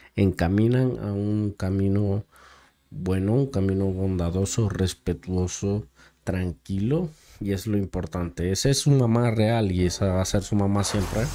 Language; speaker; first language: Spanish; native; Spanish